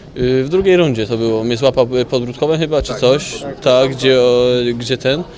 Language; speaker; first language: Polish; native; Polish